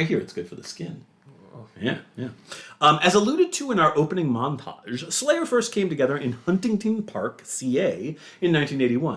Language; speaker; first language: English; native; English